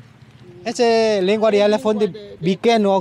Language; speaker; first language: Portuguese; non-native, learner; Vietnamese